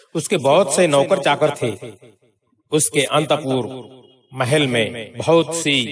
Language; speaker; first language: Hindi; non-native, local second language; Marathi